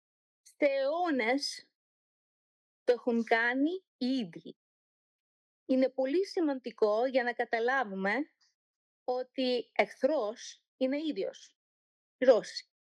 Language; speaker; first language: Greek; non-native, learner; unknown